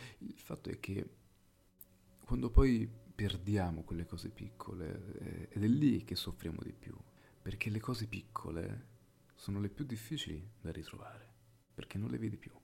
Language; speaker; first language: Italian; native; Italian